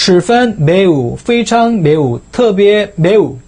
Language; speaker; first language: Chinese; non-native, fluent; Korean